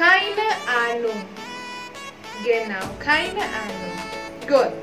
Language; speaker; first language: German; non-native, fluent; Indonesian